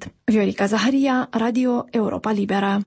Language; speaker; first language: Romanian; native; Romanian